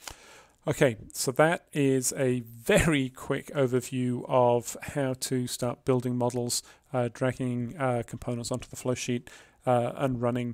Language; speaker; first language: English; native; English